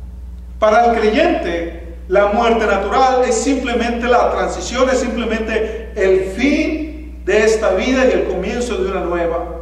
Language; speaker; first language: Spanish; native; Spanish